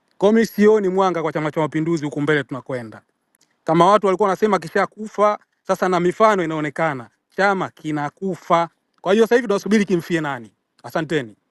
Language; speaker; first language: Swahili; native; Swahili